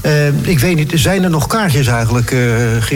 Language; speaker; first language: Dutch; native; Dutch